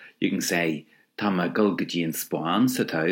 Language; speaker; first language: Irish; non-native, local second language; English